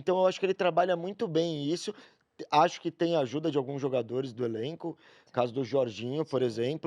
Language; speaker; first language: Portuguese; native; Portuguese